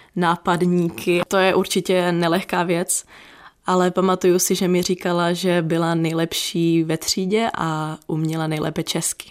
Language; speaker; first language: Czech; native; Czech